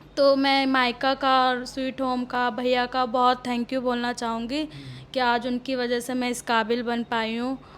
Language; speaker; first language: Hindi; early bilingual, other home language; Odia